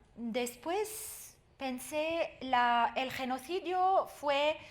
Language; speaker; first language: Spanish; non-native, fluent; Arabic